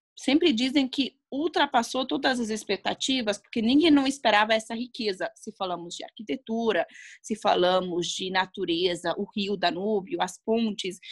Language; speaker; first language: Portuguese; non-native, fluent; Hungarian